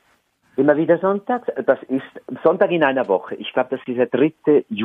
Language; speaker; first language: German; native; German